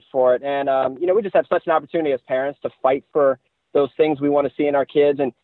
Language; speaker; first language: English; native; English